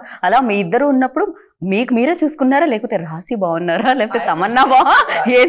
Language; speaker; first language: Telugu; native; Telugu